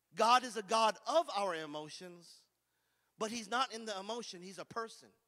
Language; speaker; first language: English; native; English